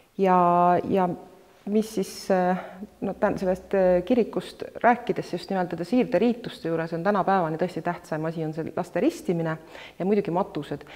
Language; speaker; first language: Estonian; native; Estonian